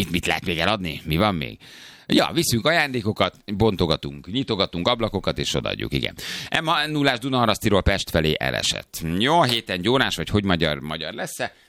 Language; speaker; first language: Hungarian; native; Hungarian